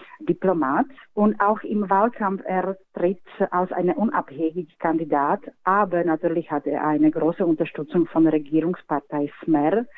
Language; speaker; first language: German; non-native, fluent; Slovak